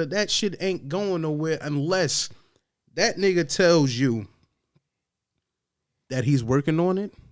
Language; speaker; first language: English; native; English